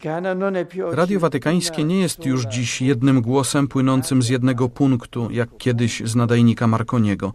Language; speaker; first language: Polish; non-native, learner; German